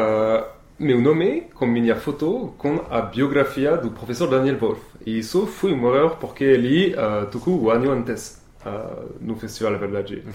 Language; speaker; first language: Portuguese; non-native, learner; French